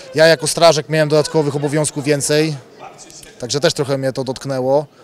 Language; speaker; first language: Polish; native; Polish